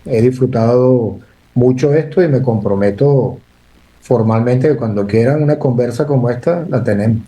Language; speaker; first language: Spanish; native; Spanish